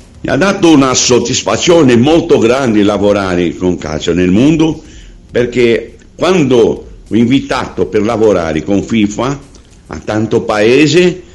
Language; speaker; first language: Italian; non-native, learner; Portuguese